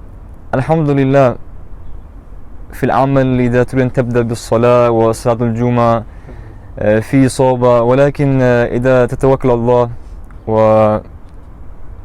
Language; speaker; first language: Arabic; non-native, learner; German